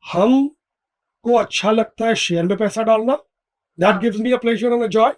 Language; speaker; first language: Hindi; non-native, local second language; Bangla